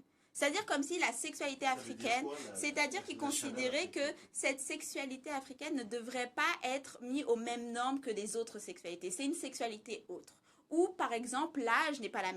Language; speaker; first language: French; native; French